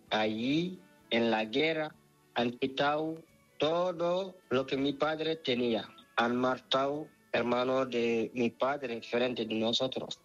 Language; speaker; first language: Spanish; non-native, learner; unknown